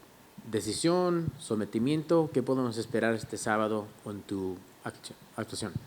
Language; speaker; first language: Spanish; native; Spanish